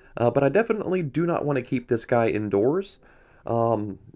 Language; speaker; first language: English; native; English